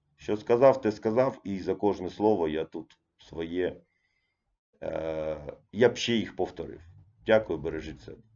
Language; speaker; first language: Ukrainian; non-native, local second language; Russian